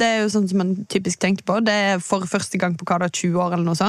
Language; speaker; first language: Norwegian; native; Norwegian